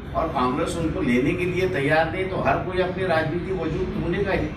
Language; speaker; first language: Hindi; non-native, local second language; Marathi